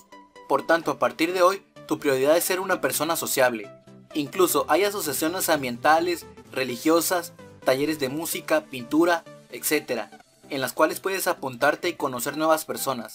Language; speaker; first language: Spanish; native; Spanish